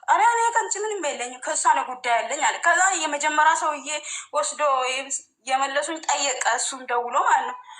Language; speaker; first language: Amharic; non-native, local second language; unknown